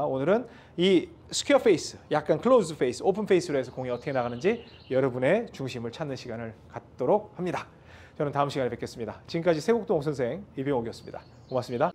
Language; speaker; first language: Korean; native; Korean